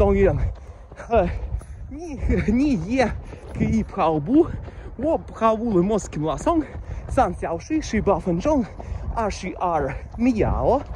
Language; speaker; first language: Chinese; non-native, learner; Russian